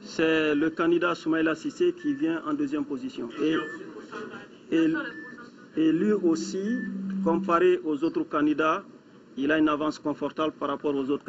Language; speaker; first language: French; non-native, local second language; Bambara